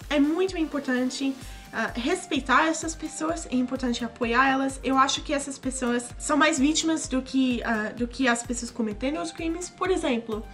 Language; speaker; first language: Portuguese; non-native, fluent; English